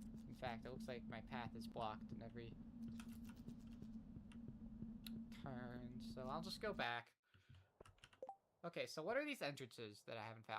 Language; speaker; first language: English; native; English